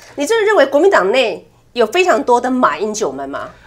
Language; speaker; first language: Chinese; non-native, local second language; Min Nan Chinese